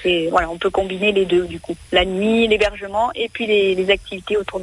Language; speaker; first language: French; native; French